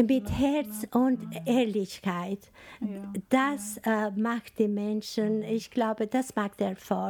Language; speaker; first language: German; non-native, learner; Albanian